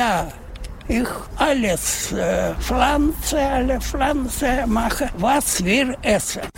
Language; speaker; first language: German; non-native, learner; Russian